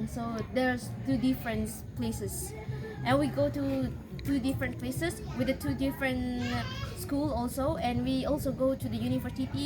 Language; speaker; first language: English; non-native, learner; Indonesian